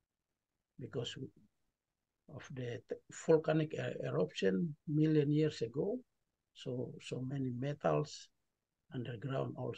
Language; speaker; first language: English; non-native, learner; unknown